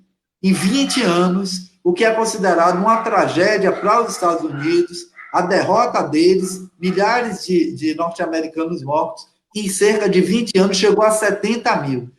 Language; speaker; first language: Portuguese; native; Portuguese